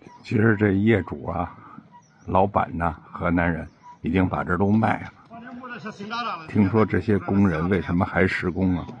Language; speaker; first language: Chinese; native; Chinese